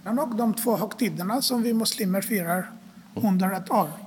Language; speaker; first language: Swedish; non-native, fluent; Arabic